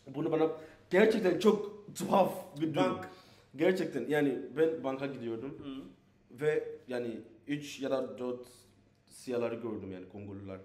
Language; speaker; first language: Turkish; non-native, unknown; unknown